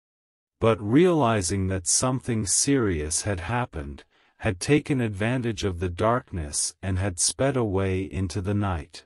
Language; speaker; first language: English; non-native, local second language; Urdu